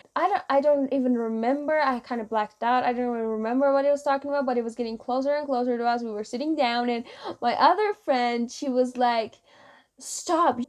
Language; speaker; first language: English; non-native, fluent; Persian